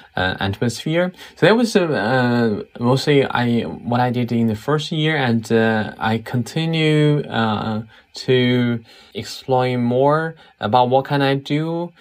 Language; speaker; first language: English; non-native, fluent; Chinese